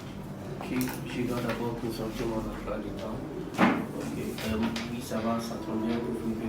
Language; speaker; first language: French; non-native, learner; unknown